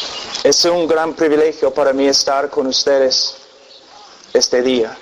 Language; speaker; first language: Spanish; non-native, fluent; English